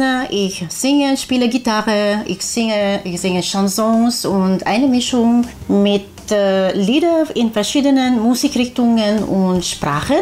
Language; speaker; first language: German; non-native, fluent; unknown